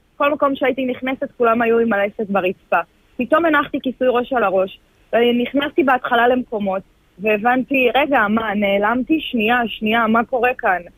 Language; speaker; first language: Hebrew; early bilingual, other home language; Arabic